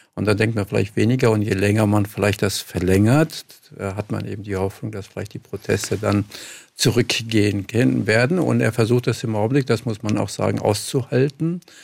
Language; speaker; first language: German; early bilingual, other home language; Kurdish